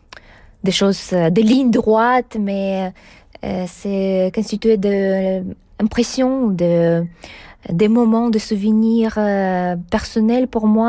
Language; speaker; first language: French; non-native, fluent; Russian